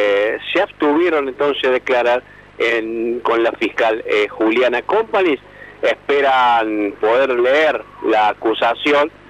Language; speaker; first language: Spanish; native; Spanish